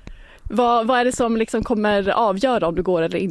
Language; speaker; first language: Swedish; native; Swedish